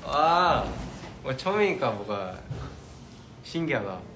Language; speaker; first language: Korean; early bilingual, heritage; Korean